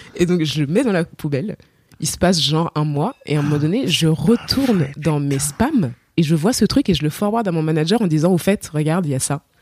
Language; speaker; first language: French; native; French